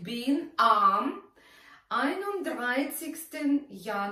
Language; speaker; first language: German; non-native, fluent; Russian